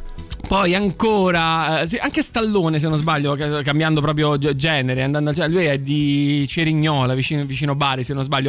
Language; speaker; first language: Italian; native; Italian